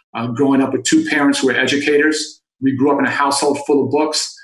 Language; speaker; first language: English; native; English